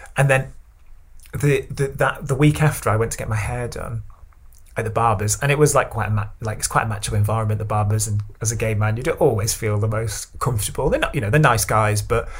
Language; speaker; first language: English; native; English